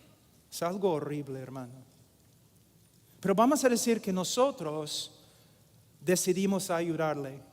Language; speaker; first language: Spanish; non-native, fluent; English